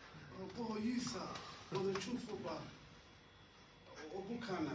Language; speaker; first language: Chinese; non-native, learner; Somali